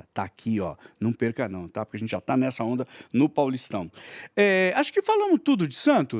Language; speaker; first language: Portuguese; native; Portuguese